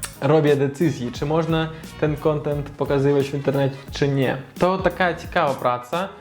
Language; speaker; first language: Polish; non-native, learner; Russian